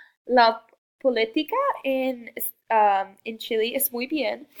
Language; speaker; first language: Spanish; non-native, learner; English